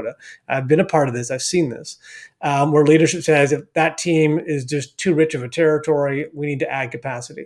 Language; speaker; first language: English; native; English